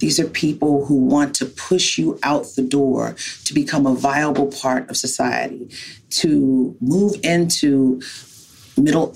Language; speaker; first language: English; native; English